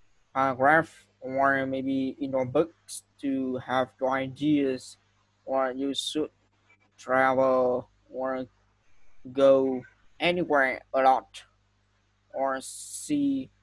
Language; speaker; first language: English; non-native, fluent; Vietnamese